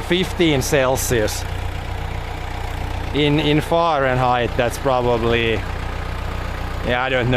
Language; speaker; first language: English; non-native, fluent; Swedish